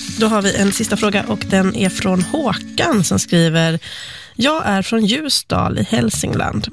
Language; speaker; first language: Swedish; native; Swedish